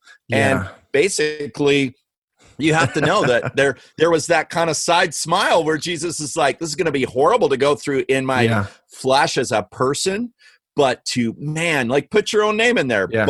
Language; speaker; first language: English; native; English